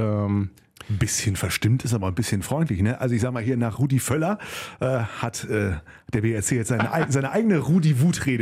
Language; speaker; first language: German; native; German